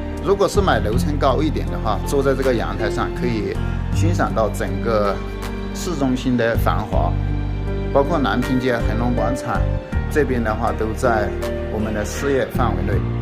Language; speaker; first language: Chinese; native; Chinese